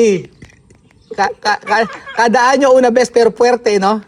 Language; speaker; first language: Spanish; non-native, learner; Filipino